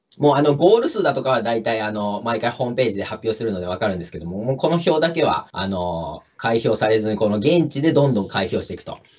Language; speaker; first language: Japanese; native; Japanese